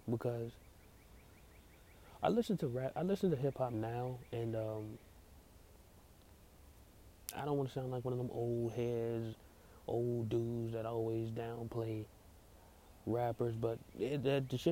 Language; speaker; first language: English; native; English